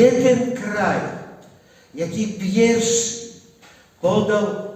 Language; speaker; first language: Polish; non-native, learner; Ukrainian